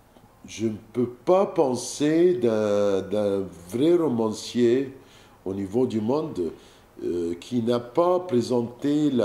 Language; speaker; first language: French; non-native, fluent; Arabic